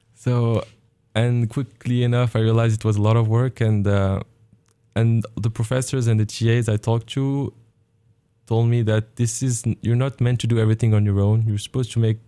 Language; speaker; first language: English; non-native, fluent; Arabic